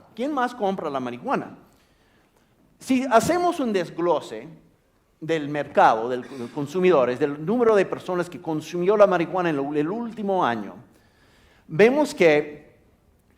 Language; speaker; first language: Spanish; non-native, fluent; English